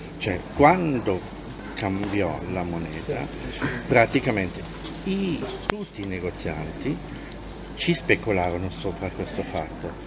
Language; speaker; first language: Italian; non-native, fluent; German